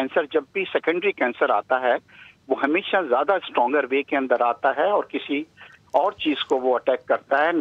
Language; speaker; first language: Urdu; native; Urdu